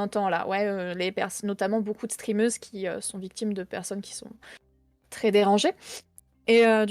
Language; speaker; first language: French; native; French